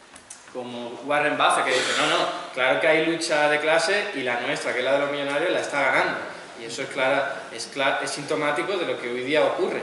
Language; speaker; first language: Spanish; native; Spanish